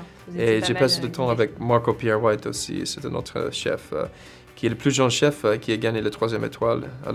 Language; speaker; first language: French; non-native, fluent; English